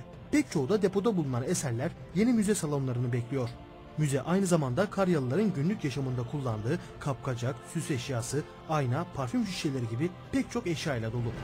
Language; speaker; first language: Turkish; native; Turkish